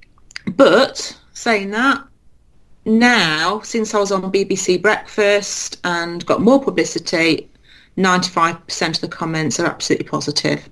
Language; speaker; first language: English; native; English